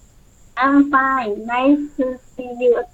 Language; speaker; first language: English; non-native, learner; Thai